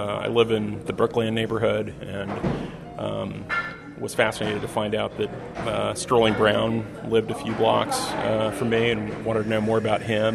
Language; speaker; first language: English; native; English